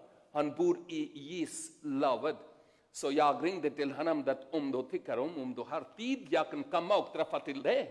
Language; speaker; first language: Swedish; non-native, learner; Urdu